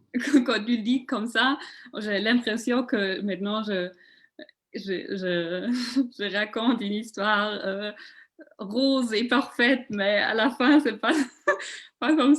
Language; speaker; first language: French; non-native, local second language; German